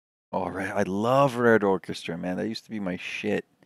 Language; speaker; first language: English; early bilingual, other home language; Russian